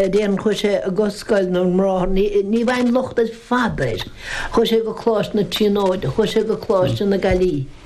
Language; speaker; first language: Irish; native; Irish